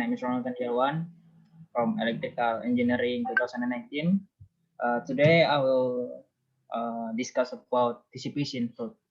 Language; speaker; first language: English; non-native, learner; Indonesian